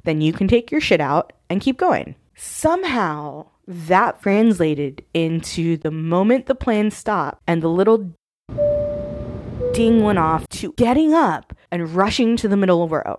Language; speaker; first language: English; early bilingual, other home language; Spanish